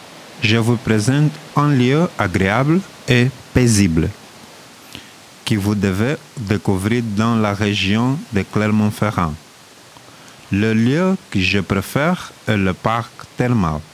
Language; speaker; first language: French; non-native, learner; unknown